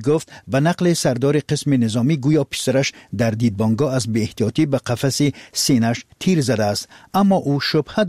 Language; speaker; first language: Persian; native; Persian